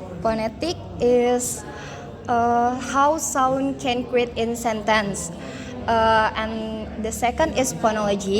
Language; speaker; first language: English; non-native, learner; Indonesian